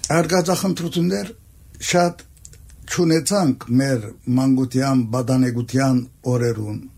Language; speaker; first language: Armenian; native; Armenian